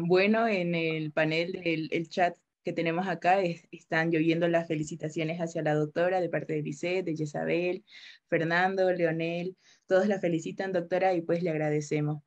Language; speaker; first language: Spanish; native; Spanish